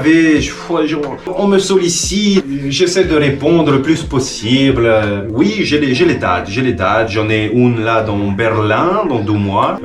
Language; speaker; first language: French; non-native, fluent; Romanian